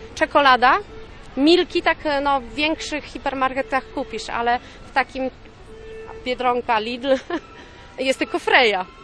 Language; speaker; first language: Polish; native; Polish